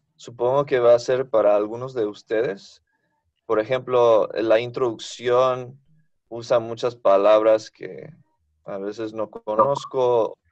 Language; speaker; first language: Spanish; non-native, fluent; English